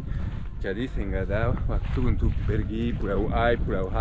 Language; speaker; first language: Indonesian; non-native, fluent; French